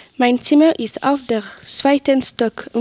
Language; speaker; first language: German; non-native, learner; French